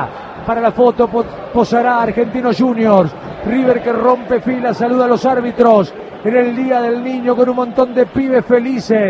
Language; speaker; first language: Spanish; native; Spanish